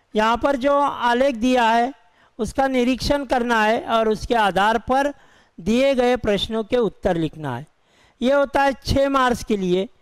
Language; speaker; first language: Hindi; non-native, local second language; Urdu